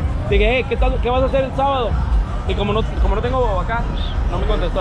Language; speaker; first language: Spanish; native; Spanish